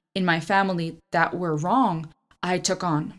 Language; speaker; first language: English; early bilingual, other home language; German